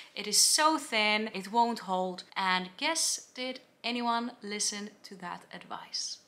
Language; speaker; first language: English; non-native, fluent; Finnish